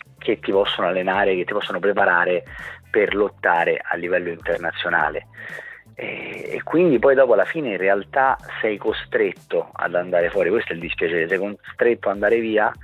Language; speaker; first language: Italian; native; Italian